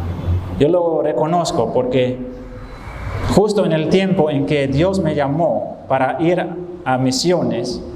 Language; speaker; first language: Spanish; non-native, fluent; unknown